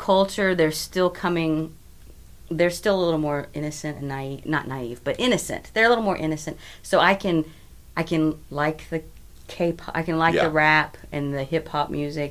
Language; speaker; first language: English; native; English